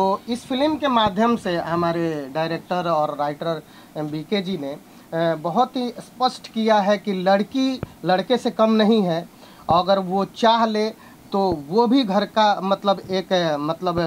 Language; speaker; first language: Hindi; native; Hindi